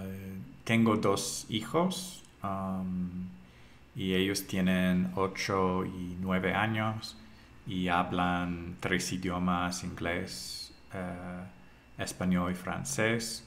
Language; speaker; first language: Spanish; non-native, fluent; English